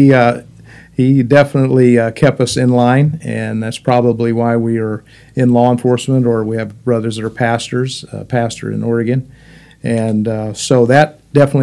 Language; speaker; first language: English; native; English